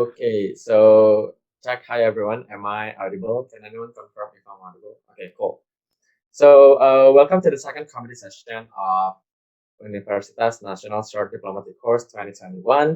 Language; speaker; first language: English; non-native, fluent; Indonesian